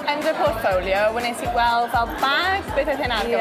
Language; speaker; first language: Welsh; native; Welsh